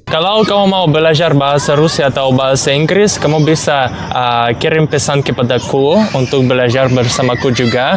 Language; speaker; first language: Indonesian; non-native, learner; Russian